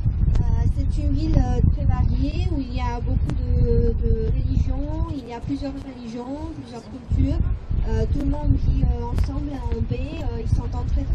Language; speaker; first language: French; non-native, fluent; Romanian